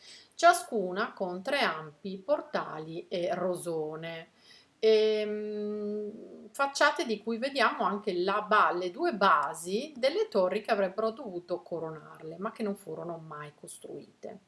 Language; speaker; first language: Italian; native; Italian